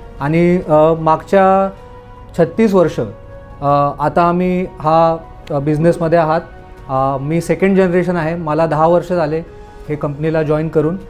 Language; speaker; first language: Marathi; non-native, local second language; Gujarati